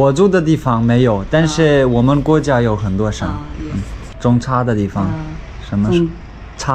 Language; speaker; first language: Chinese; non-native, learner; Turkmen